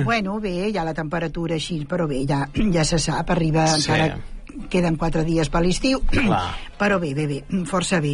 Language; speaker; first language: Catalan; native; Catalan